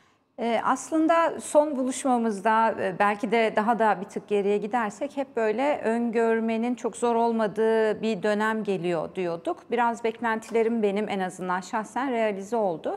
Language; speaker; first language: Turkish; native; Turkish